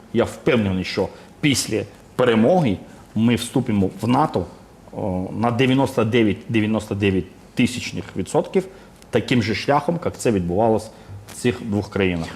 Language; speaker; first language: Ukrainian; native; Ukrainian